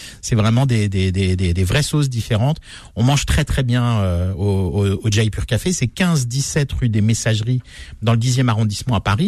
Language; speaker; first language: French; native; French